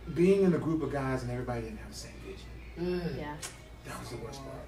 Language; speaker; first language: English; native; English